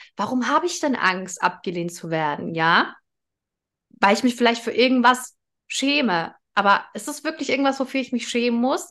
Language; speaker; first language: German; early bilingual, other home language; Russian